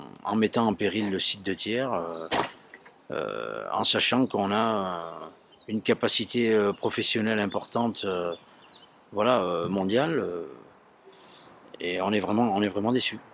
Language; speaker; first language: French; native; French